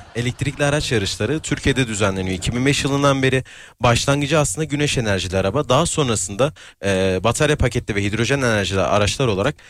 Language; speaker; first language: Turkish; native; Turkish